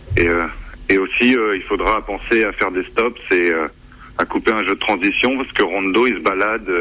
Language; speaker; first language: French; native; French